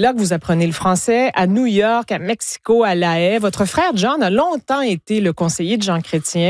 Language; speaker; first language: French; native; French